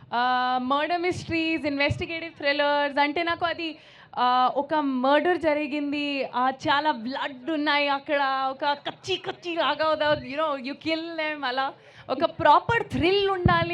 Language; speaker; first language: Telugu; non-native, fluent; Hindi